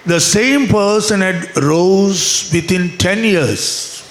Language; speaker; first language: English; non-native, local second language; Malayalam